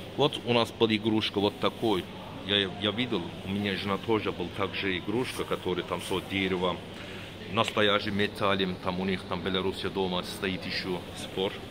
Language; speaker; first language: Russian; non-native, learner; Turkish